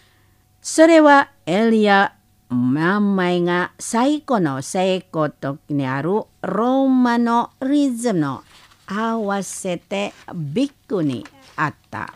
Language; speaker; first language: Japanese; non-native, fluent; Indonesian